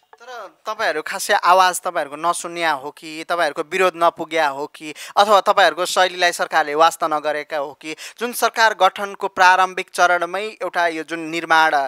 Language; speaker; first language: Nepali; native; Nepali